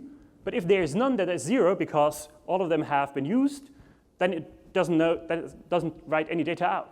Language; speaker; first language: English; non-native, fluent; German